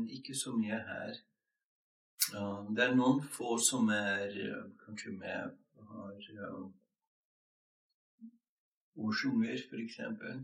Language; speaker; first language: Norwegian; non-native, fluent; English